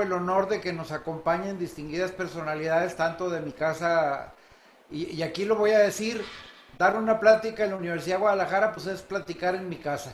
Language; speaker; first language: Spanish; native; Spanish